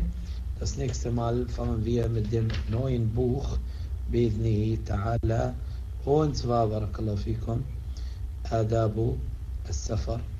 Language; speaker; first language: German; non-native, fluent; Arabic